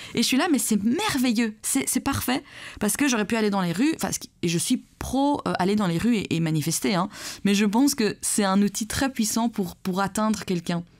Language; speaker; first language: French; early bilingual, other home language; Persian